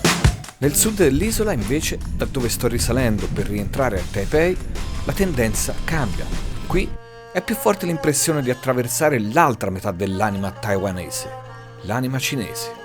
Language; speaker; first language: Italian; native; Italian